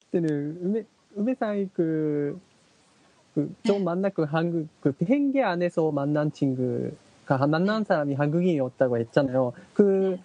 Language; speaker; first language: Korean; non-native, learner; Japanese